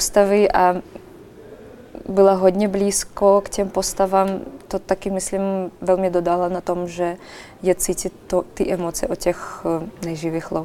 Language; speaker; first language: Czech; non-native, fluent; Russian